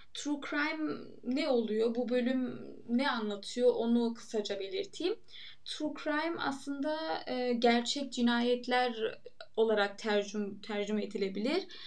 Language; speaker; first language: Turkish; early bilingual, heritage; Turkish